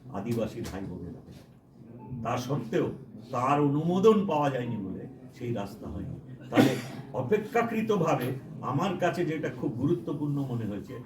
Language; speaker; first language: Bangla; native; Bangla